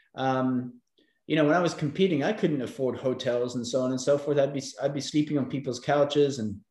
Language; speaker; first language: English; native; English